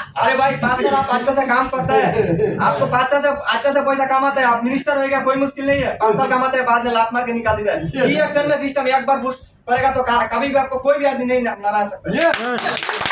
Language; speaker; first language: Hindi; non-native, learner; Bangla